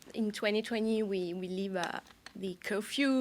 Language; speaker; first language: English; non-native, learner; French